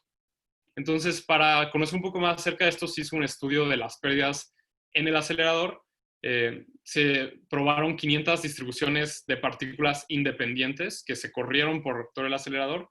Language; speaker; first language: Spanish; native; Spanish